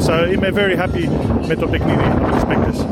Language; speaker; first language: Greek; early bilingual, heritage; English